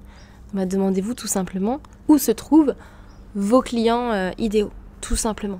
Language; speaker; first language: French; native; French